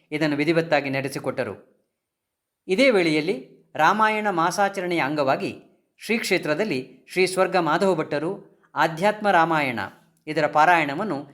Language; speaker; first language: Kannada; non-native, local second language; Marathi